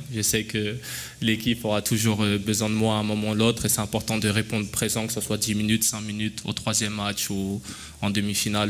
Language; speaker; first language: French; native; French